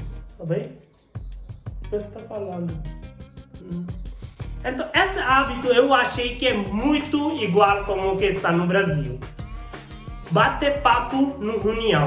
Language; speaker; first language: Portuguese; non-native, learner; Hindi